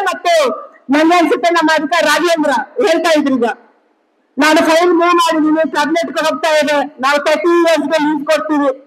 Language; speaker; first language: Kannada; non-native, local second language; Tulu